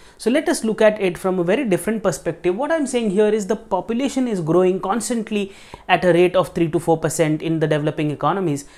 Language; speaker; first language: English; non-native, local second language; Marathi